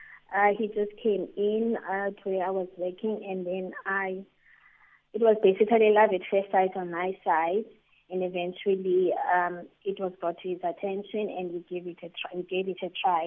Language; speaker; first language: English; non-native, local second language; Xhosa